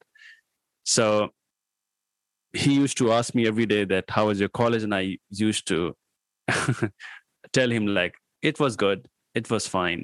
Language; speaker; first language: English; non-native, local second language; Hindi